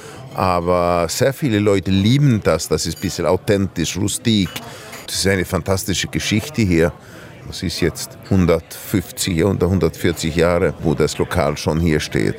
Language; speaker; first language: German; early bilingual, heritage; German